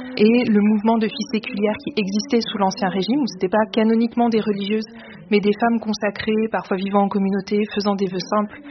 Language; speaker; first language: French; native; French